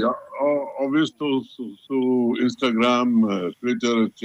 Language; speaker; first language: Italian; non-native, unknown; Hindi